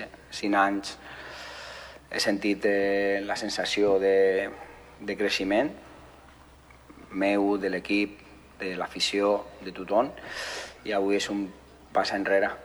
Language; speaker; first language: Catalan; non-native, fluent; Spanish